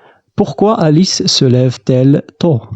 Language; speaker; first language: French; non-native, fluent; Arabic